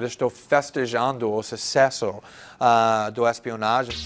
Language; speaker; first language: Portuguese; non-native, fluent; English